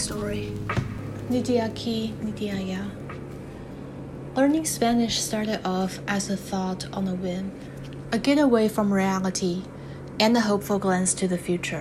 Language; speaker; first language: English; non-native, fluent; Chinese